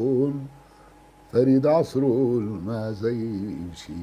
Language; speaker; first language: Arabic; native; Arabic